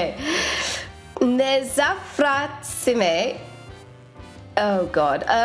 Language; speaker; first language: Polish; non-native, learner; English